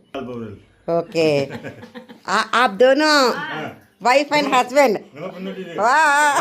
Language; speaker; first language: Hindi; non-native, learner; Telugu